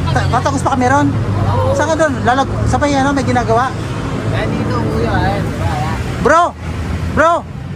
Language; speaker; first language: Filipino; native; Filipino